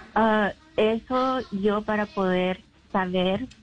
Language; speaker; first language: Spanish; early bilingual, heritage; Spanish